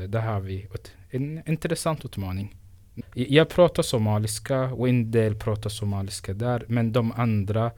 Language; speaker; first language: Swedish; non-native, fluent; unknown